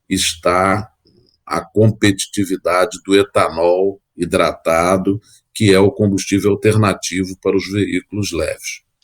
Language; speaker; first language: Portuguese; native; Portuguese